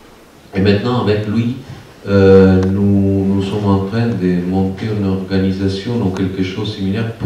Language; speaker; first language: French; non-native, fluent; Spanish